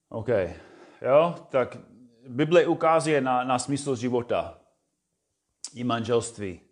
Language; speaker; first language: Czech; non-native, fluent; English